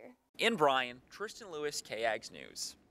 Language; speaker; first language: English; native; English